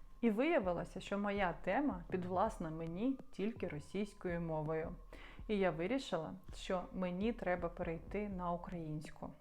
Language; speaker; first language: Ukrainian; non-native, local second language; Russian